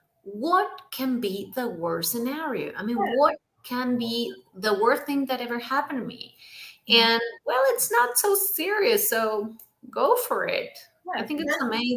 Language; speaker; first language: English; non-native, fluent; Spanish